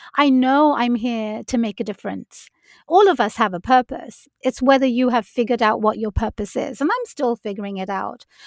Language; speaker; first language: English; native; English